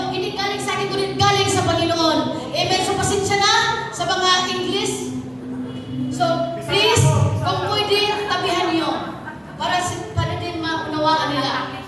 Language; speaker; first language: Filipino; non-native, local second language; Cebuano